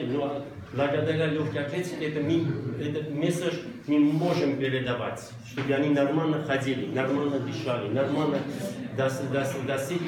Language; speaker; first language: Russian; non-native, local second language; Armenian